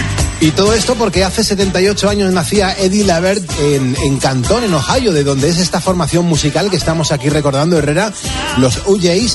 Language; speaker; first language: Spanish; native; Spanish